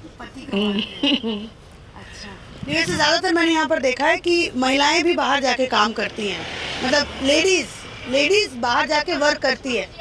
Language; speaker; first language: Hindi; native; Hindi